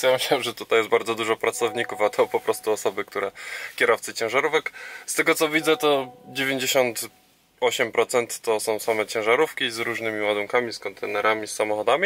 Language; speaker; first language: Polish; native; Polish